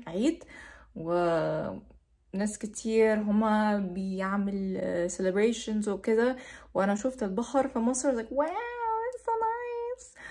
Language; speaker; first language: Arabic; non-native, learner; English